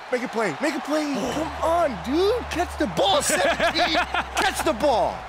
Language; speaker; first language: English; native; English